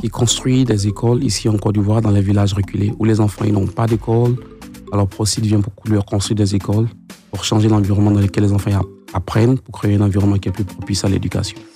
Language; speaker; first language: French; native; French